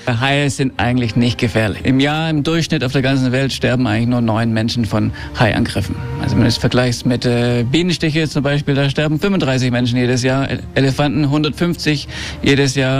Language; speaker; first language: German; early bilingual, heritage; German